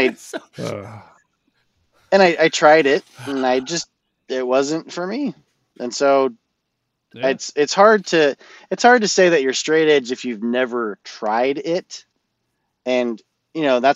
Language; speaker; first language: English; native; English